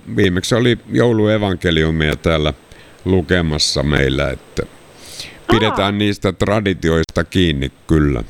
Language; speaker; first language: Finnish; native; Finnish